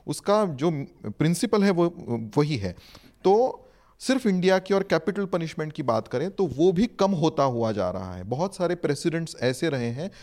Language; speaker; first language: Hindi; non-native, local second language; Marathi